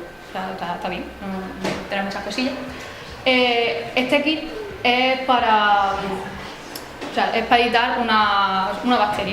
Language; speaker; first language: Spanish; native; Spanish